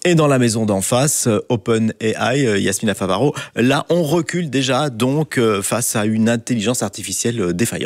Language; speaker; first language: French; native; French